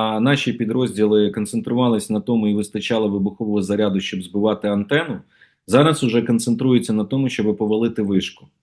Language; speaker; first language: Ukrainian; native; Ukrainian